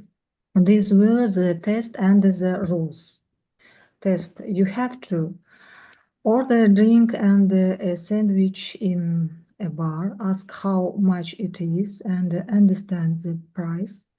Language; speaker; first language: English; non-native, learner; Russian